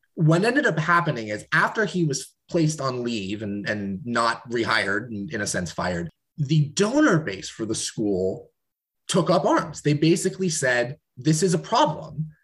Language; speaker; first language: English; native; English